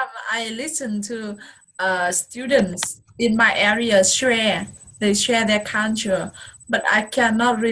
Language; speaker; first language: English; non-native, fluent; Vietnamese